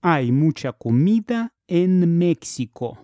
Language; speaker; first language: Spanish; non-native, fluent; Russian